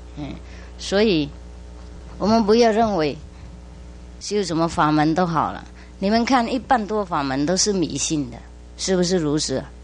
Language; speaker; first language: Chinese; non-native, fluent; Vietnamese